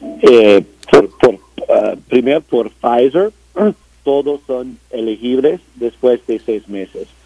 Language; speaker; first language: Spanish; non-native, learner; English